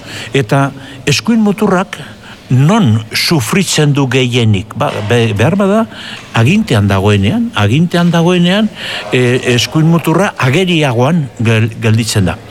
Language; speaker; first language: Basque; native; Basque